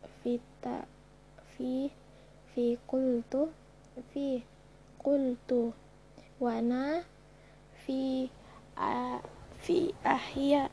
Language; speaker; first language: Arabic; non-native, learner; Indonesian